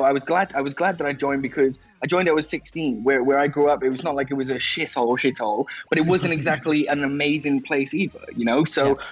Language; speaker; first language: English; native; English